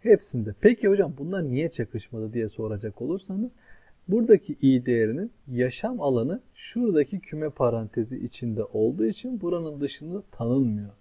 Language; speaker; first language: Turkish; native; Turkish